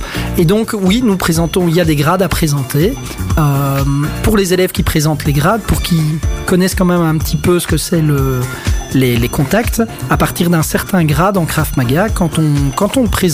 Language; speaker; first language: French; native; French